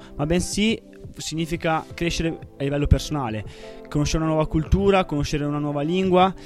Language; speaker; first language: Italian; native; Italian